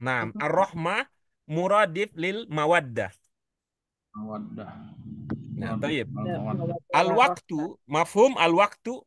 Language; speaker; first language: Arabic; non-native, learner; Indonesian